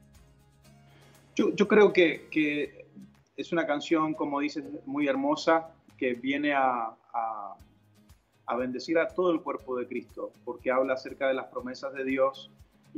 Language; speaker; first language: Spanish; native; Spanish